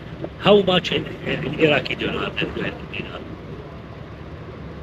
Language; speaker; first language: English; non-native, learner; Arabic